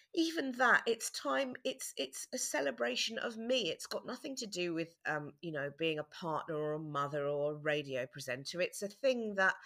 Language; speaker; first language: English; native; English